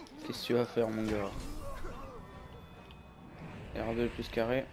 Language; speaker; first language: French; native; French